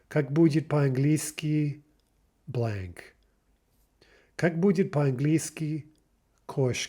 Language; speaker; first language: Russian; non-native, fluent; English